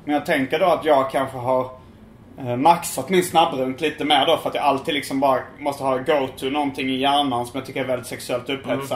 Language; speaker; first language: Swedish; native; Swedish